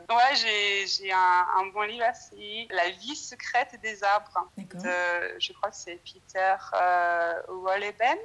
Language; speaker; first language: French; native; French